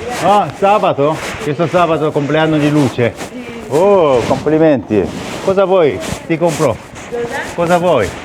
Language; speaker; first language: Italian; non-native, learner; Korean